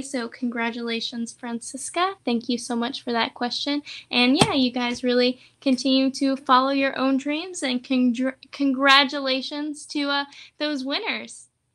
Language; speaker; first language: English; early bilingual, other home language; Spanish